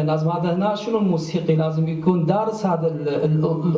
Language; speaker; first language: Arabic; native; Arabic